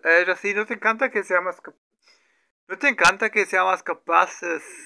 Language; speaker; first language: Spanish; non-native, learner; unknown